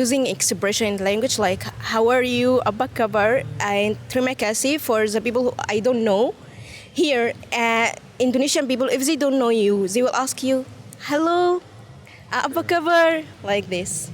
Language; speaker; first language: English; non-native, fluent; Arabic